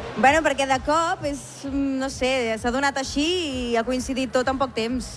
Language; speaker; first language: Catalan; native; Catalan